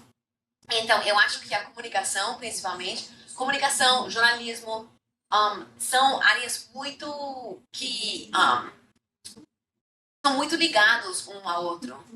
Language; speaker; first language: Portuguese; non-native, fluent; English